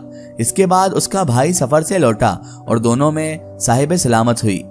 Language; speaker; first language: Hindi; native; Hindi